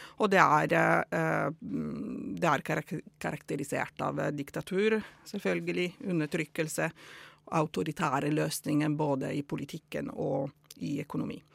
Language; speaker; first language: Norwegian; non-native, fluent; Italian